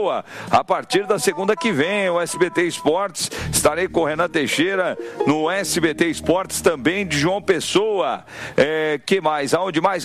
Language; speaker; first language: Portuguese; native; Portuguese